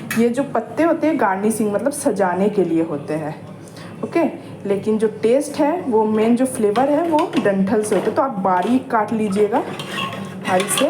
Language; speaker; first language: Hindi; non-native, local second language; Bangla